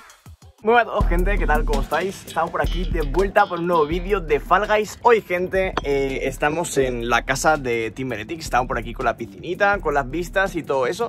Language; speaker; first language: Spanish; native; Spanish